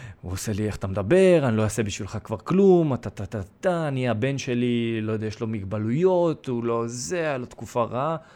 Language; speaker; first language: Hebrew; early bilingual, other home language; Russian